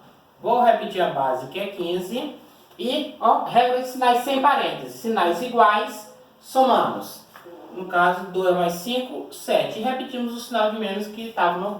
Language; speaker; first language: Portuguese; native; Portuguese